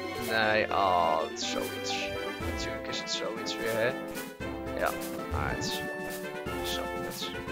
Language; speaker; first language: Dutch; native; Dutch